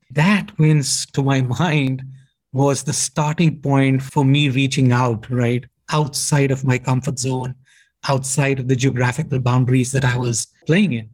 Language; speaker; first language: English; non-native, local second language; Hindi